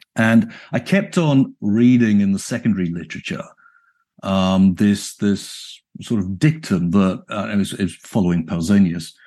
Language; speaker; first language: English; native; English